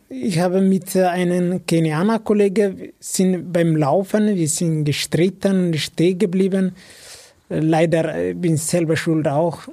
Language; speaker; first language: German; non-native, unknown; Amharic